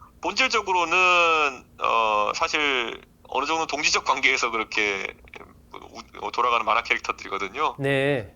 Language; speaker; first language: Korean; native; Korean